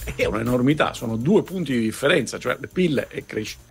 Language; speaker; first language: Italian; native; Italian